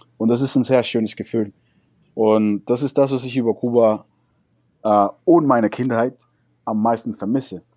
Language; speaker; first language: German; non-native, fluent; Spanish